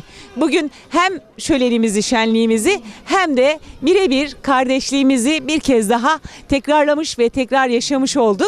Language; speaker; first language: Turkish; native; Turkish